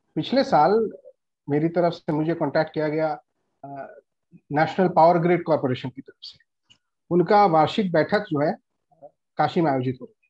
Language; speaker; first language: Hindi; non-native, local second language; Bangla